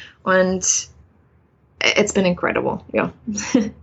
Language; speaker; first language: English; native; English